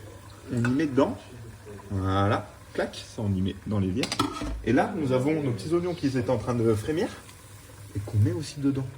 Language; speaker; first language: French; native; French